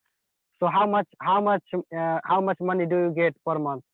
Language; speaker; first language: English; non-native, learner; Hindi